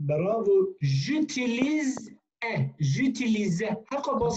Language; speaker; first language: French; non-native, fluent; Kurdish